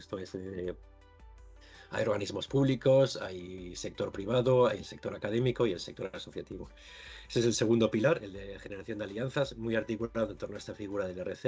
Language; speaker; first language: Spanish; native; Spanish